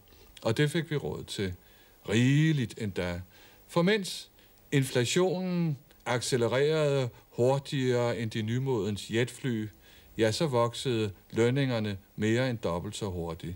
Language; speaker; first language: Danish; native; Danish